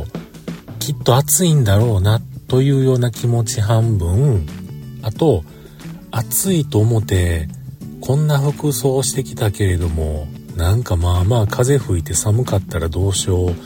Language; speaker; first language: Japanese; native; Japanese